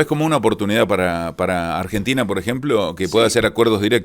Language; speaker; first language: Spanish; native; Spanish